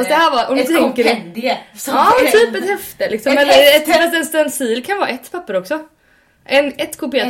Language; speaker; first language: Swedish; native; Swedish